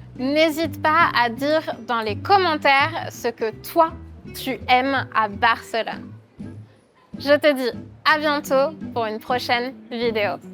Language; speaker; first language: French; native; French